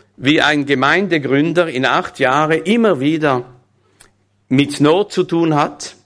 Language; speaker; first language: German; non-native, fluent; French